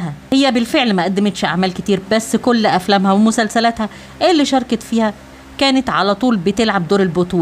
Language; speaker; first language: Arabic; native; Arabic